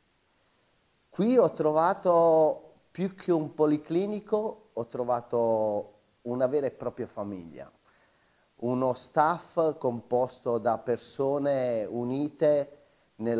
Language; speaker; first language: Italian; native; Italian